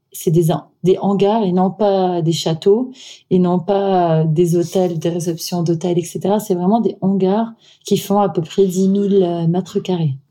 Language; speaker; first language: French; non-native, fluent; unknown